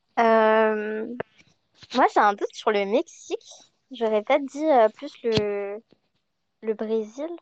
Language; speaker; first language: French; early bilingual, other home language; Chinese